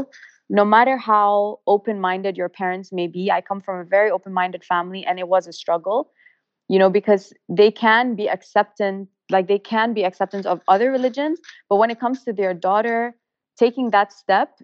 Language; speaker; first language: English; non-native, local second language; Arabic